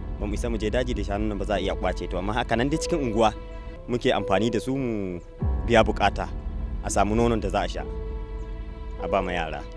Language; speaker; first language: Hausa; non-native, local second language; Fula